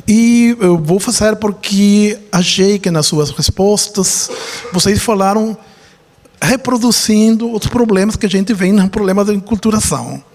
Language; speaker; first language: Portuguese; non-native, fluent; Spanish